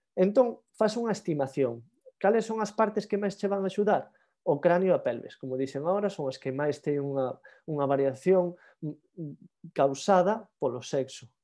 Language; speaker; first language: Galician; native; Galician